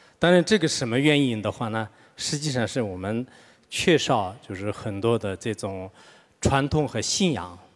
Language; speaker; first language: Chinese; non-native, local second language; Tibetan